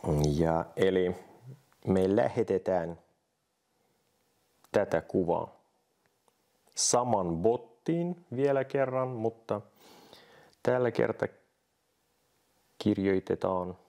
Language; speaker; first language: Finnish; non-native, fluent; Russian